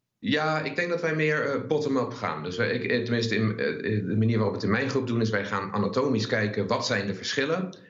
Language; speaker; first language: Dutch; native; Dutch